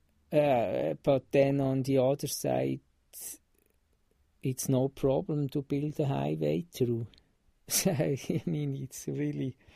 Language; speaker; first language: English; non-native, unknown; Swiss German